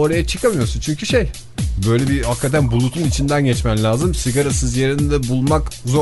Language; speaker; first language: Turkish; native; Turkish